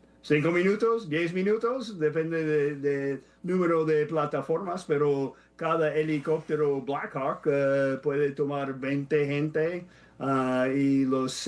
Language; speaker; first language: Spanish; non-native, fluent; English